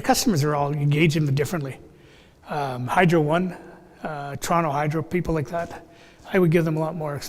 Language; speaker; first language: English; native; English